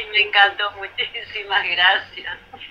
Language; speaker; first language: Spanish; native; Spanish